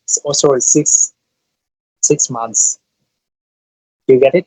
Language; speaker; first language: English; non-native, learner; Bangla